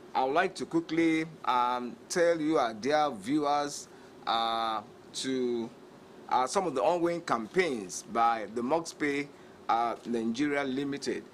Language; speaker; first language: English; non-native, local second language; Yoruba